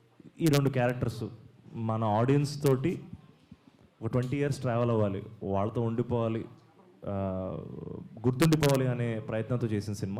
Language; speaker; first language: Telugu; native; Telugu